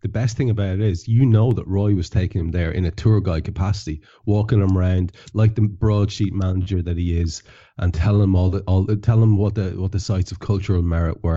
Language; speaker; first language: English; non-native, local second language; Irish